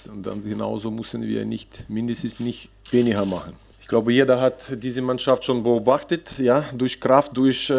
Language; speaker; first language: German; non-native, fluent; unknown